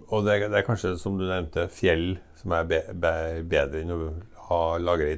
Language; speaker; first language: Norwegian; native; Norwegian